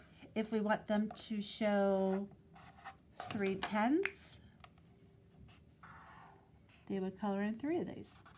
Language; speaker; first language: English; native; English